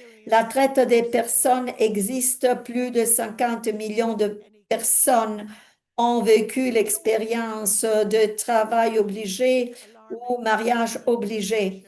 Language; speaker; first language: French; non-native, fluent; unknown